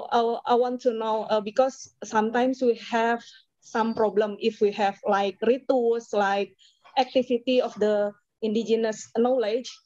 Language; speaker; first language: English; non-native, learner; Indonesian